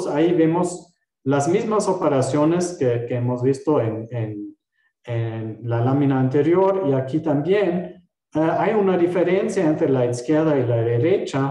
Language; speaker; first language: Spanish; non-native, fluent; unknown